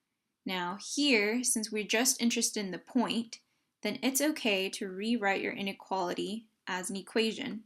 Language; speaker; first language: English; native; English